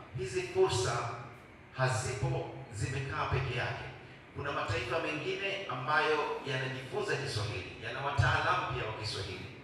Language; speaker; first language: Swahili; native; Swahili